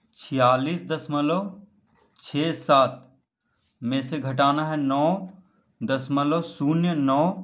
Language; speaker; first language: Hindi; native; Hindi